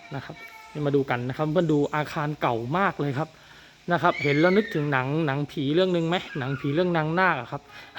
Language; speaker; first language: Thai; native; Thai